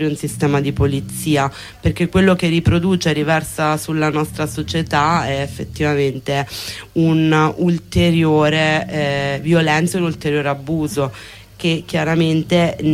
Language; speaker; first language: Italian; native; Italian